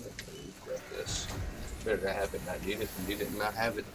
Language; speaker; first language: English; native; English